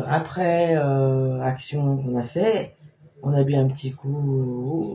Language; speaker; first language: French; native; French